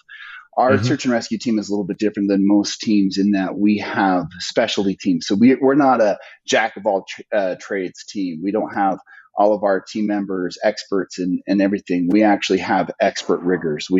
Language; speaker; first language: English; native; English